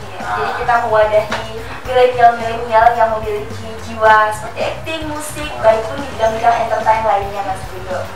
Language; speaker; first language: Indonesian; native; Indonesian